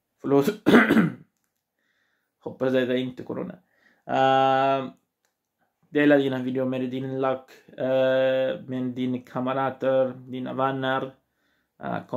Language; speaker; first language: Swedish; non-native, learner; Portuguese